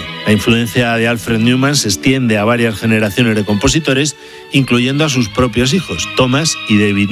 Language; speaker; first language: Spanish; native; Spanish